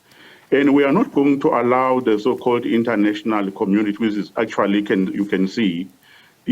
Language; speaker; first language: English; non-native, local second language; Swati